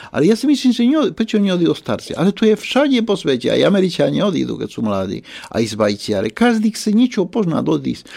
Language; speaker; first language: Slovak; non-native, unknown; Spanish